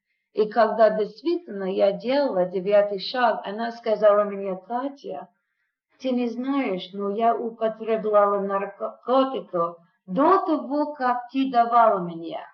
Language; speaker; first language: Russian; non-native, fluent; English